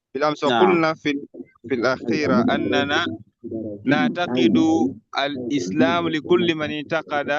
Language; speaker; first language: Arabic; non-native, fluent; Swahili